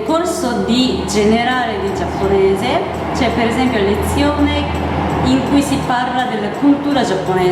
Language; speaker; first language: Italian; non-native, fluent; Japanese